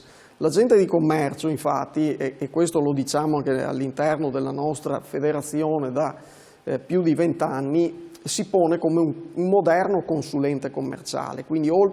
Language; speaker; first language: Italian; native; Italian